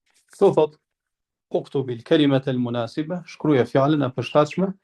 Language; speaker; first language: Arabic; non-native, fluent; Albanian